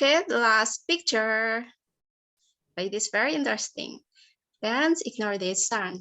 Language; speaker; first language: English; non-native, learner; Indonesian